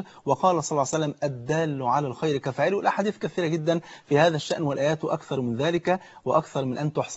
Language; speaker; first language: Arabic; native; Arabic